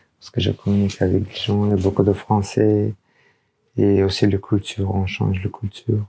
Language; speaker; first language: French; non-native, learner; Urdu